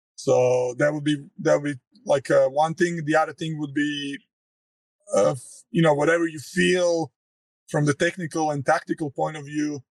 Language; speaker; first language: English; non-native, fluent; Croatian